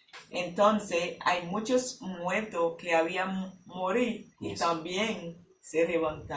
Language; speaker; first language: Spanish; non-native, learner; Haitian Creole